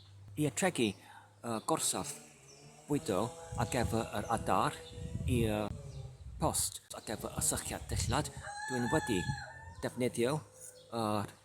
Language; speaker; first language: Welsh; non-native, learner; English